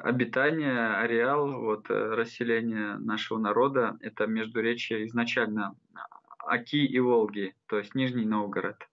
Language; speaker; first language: Russian; non-native, local second language; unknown